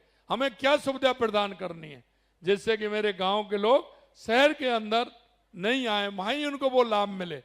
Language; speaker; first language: Hindi; native; Hindi